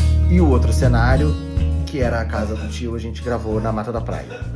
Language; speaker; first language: Portuguese; native; Portuguese